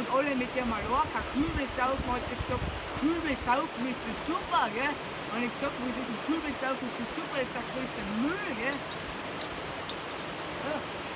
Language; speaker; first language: German; native; German